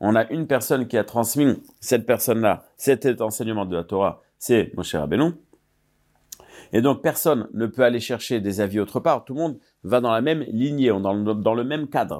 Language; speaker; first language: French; native; French